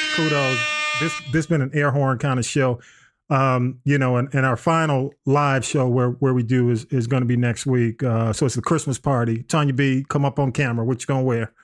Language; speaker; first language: English; native; English